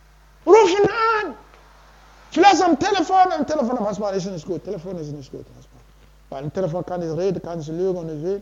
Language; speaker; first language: German; non-native, learner; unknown